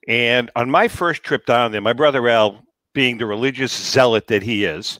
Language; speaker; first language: English; native; English